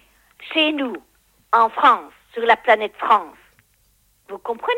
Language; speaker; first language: French; native; French